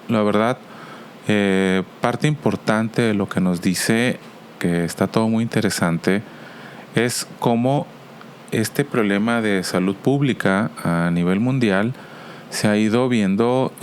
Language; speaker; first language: Spanish; native; Spanish